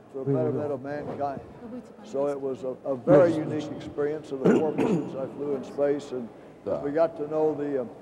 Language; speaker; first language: English; native; English